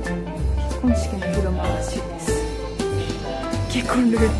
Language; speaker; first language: Japanese; native; Japanese